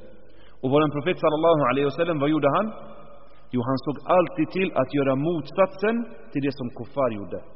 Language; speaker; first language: Swedish; early bilingual, other home language; Arabic